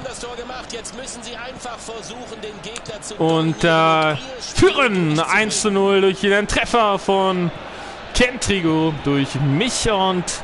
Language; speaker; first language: German; native; German